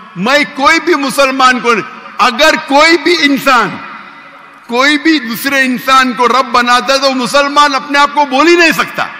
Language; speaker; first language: Urdu; non-native, local second language; Konkani